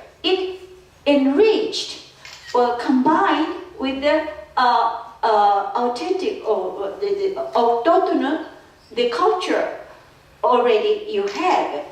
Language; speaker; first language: English; non-native, fluent; Korean